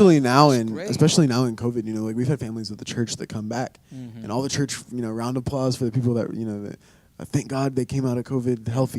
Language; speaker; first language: English; native; English